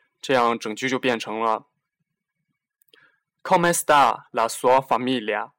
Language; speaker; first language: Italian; non-native, learner; Chinese